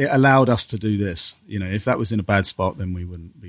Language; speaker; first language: English; native; English